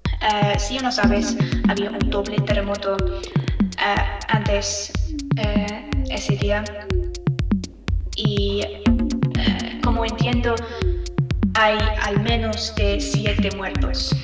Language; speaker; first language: Spanish; non-native, learner; English